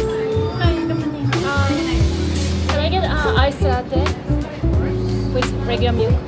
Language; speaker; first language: English; non-native, learner; Japanese